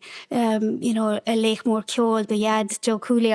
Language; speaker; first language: Irish; non-native, local second language; English